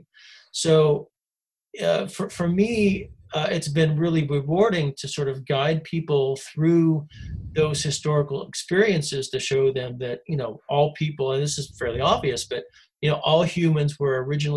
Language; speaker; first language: English; native; English